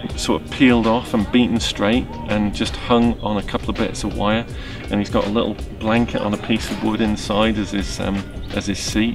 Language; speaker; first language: English; native; English